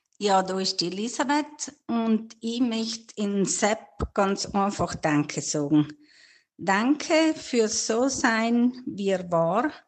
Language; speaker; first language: German; native; German